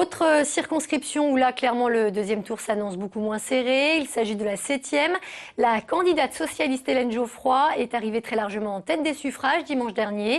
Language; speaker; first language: French; native; French